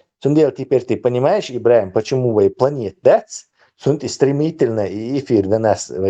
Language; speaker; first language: Russian; non-native, local second language; Chechen